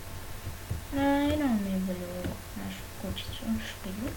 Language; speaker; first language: Bosnian; native; Bosnian